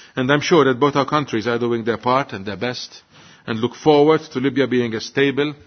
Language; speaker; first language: English; non-native, local second language; Maltese